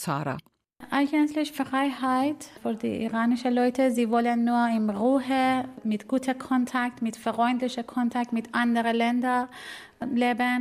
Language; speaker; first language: German; non-native, learner; Persian